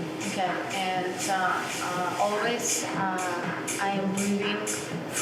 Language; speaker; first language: English; non-native, learner; Russian